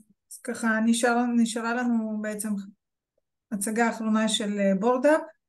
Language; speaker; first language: Hebrew; native; Hebrew